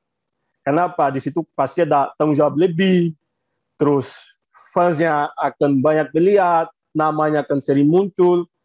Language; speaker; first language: Indonesian; non-native, fluent; Portuguese